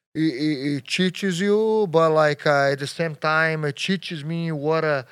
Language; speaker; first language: English; non-native, learner; Portuguese